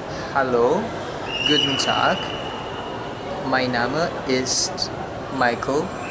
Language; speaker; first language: German; non-native, learner; Indonesian